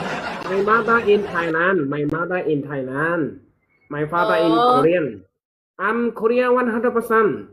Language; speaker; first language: English; non-native, learner; Korean